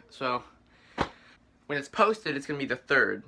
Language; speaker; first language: English; native; English